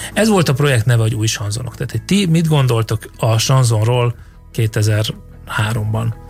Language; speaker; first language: Hungarian; native; Hungarian